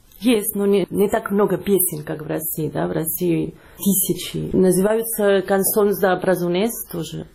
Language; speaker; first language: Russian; non-native, fluent; Catalan